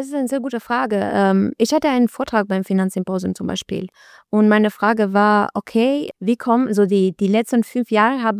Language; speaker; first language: German; non-native, learner; Albanian